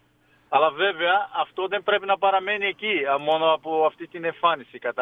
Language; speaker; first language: Greek; non-native, fluent; Portuguese